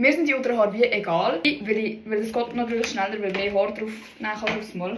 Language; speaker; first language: German; native; German